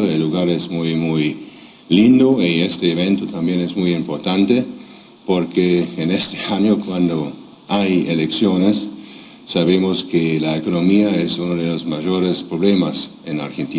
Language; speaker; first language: Spanish; non-native, fluent; German